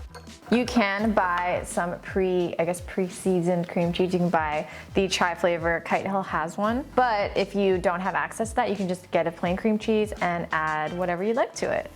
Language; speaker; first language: English; native; English